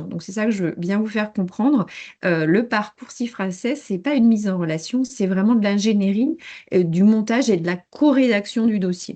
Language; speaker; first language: French; native; French